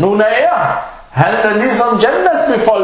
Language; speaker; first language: Danish; non-native, fluent; Arabic